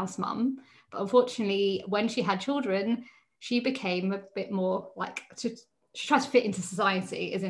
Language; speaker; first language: English; native; English